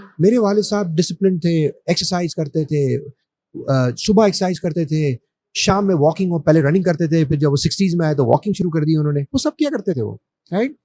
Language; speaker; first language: Urdu; native; Urdu